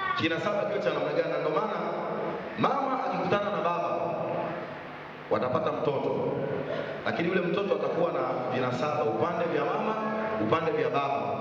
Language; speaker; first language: Swahili; native; Swahili